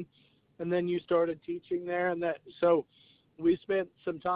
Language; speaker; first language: English; native; English